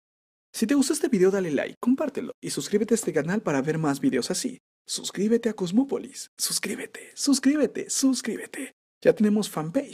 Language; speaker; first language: Spanish; native; Spanish